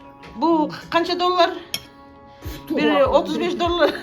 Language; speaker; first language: Kyrgyz; native; Kyrgyz